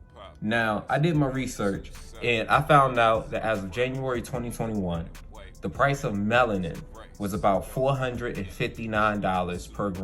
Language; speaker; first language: English; native; English